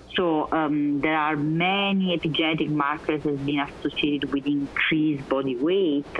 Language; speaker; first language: English; non-native, fluent; Italian